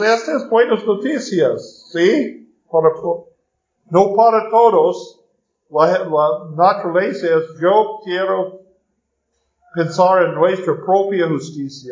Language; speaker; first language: Spanish; non-native, learner; English